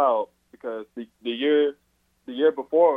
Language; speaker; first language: English; native; English